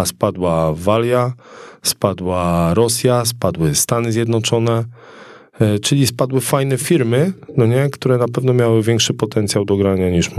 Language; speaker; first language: Polish; native; Polish